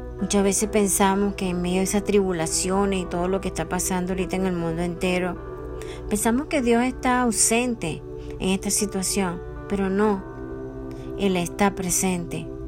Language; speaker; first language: Spanish; native; Spanish